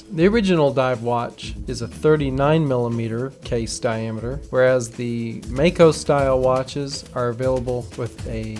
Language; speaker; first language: English; native; English